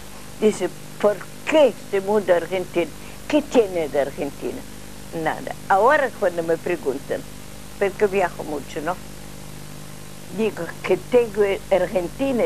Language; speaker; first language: Spanish; non-native, learner; Russian